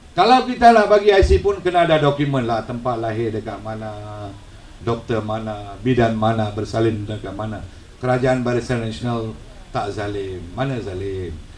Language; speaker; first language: Malay; non-native, local second language; Tamil